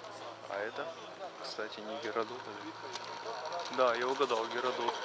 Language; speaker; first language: Russian; native; Russian